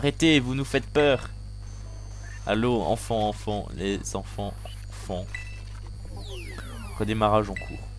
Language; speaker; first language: French; native; French